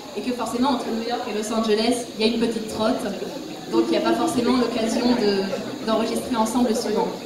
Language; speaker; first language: French; native; French